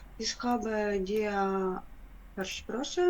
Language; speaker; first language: German; non-native, learner; Ukrainian